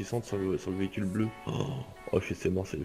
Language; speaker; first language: French; native; French